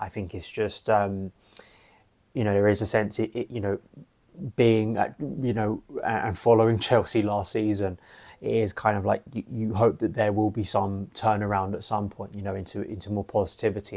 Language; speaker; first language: English; native; English